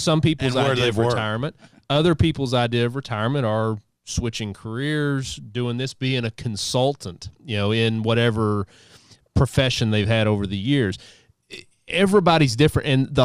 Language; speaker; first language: English; native; English